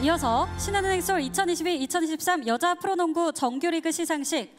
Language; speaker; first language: Korean; native; Korean